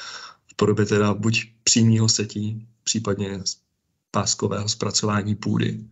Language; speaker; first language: Czech; native; Czech